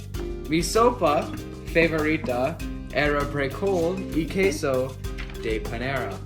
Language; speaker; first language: Spanish; non-native, learner; English